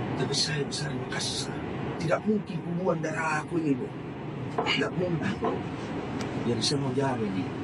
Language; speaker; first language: Indonesian; native; Indonesian